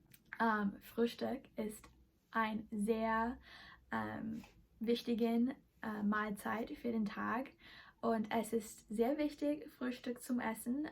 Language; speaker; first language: German; non-native, learner; English